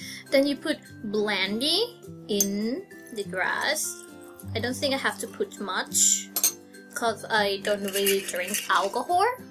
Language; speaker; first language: English; non-native, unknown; Thai